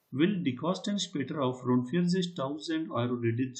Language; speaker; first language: German; non-native, learner; Hindi